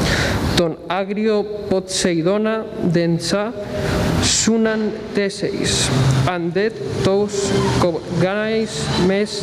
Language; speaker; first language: Greek; non-native, learner; Spanish